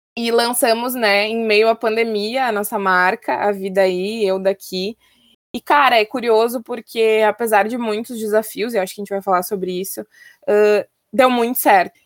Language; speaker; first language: Portuguese; native; Portuguese